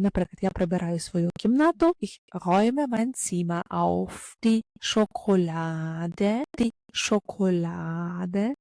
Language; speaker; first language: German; non-native, fluent; Ukrainian